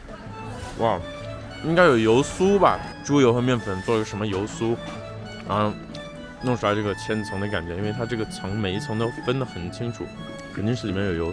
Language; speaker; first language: Chinese; early bilingual, heritage; Chinese